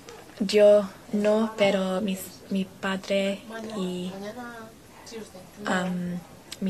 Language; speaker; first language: Spanish; non-native, learner; English